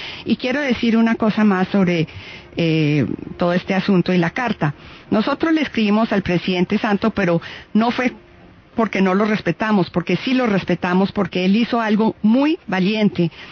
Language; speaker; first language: Spanish; native; Spanish